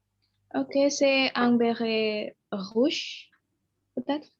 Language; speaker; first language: French; non-native, fluent; Indonesian